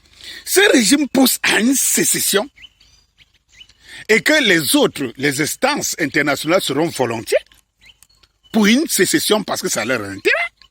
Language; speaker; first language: French; native; French